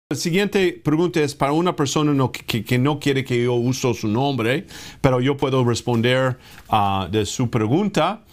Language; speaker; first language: Spanish; non-native, fluent; English